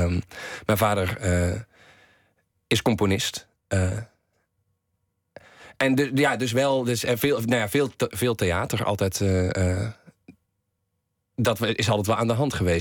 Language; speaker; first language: Dutch; native; Dutch